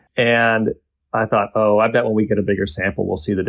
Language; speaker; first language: English; native; English